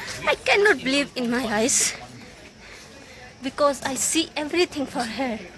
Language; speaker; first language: English; non-native, learner; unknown